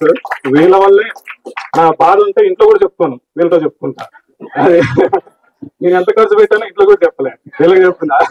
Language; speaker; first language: Telugu; native; Telugu